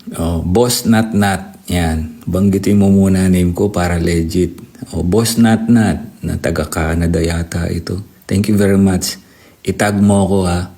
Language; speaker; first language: Filipino; native; Filipino